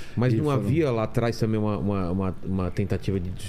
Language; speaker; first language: Portuguese; native; Portuguese